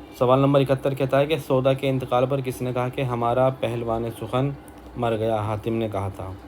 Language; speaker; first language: Urdu; native; Urdu